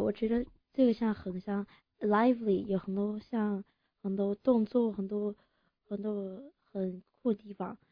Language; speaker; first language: Chinese; early bilingual, heritage; English